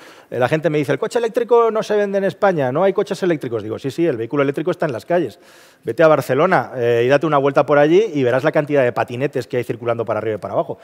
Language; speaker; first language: Spanish; native; Spanish